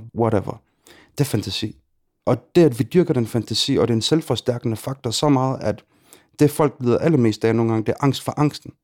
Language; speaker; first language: Danish; early bilingual, other home language; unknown